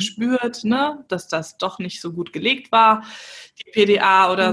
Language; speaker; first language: German; native; German